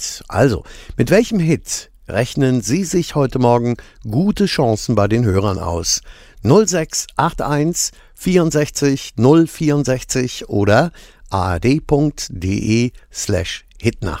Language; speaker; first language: German; native; German